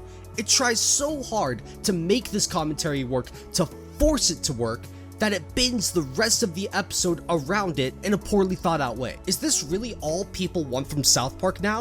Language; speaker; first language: English; native; English